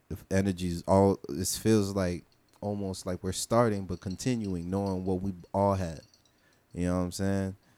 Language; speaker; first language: English; early bilingual, other home language; Haitian Creole